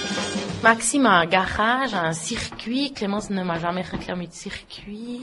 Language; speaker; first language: French; native; French